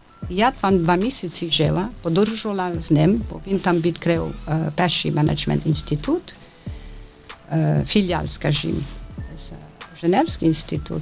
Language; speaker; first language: Ukrainian; early bilingual, heritage; Ukrainian